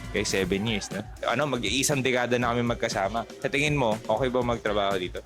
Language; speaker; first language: Filipino; native; Filipino